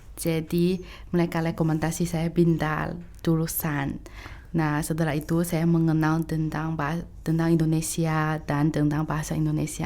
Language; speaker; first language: Indonesian; non-native, fluent; Chinese